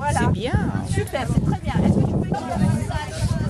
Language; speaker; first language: French; native; French